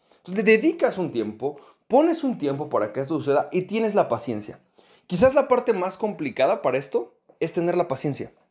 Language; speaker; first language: Spanish; native; Spanish